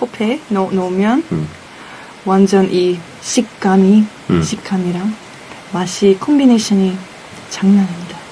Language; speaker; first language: Korean; non-native, fluent; Russian